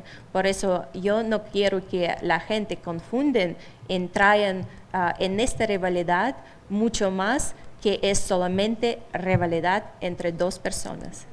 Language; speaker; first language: Spanish; non-native, fluent; Russian